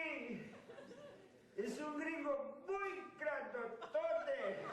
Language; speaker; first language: Spanish; early bilingual, heritage; Spanish